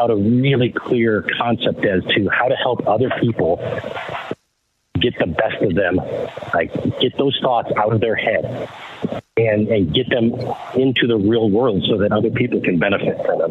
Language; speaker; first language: English; native; English